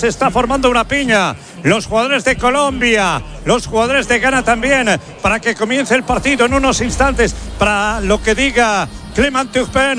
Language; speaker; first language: Spanish; native; Spanish